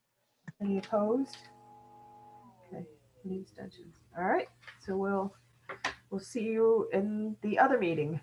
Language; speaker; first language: English; native; English